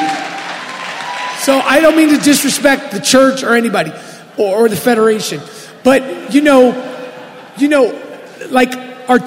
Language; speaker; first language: English; native; English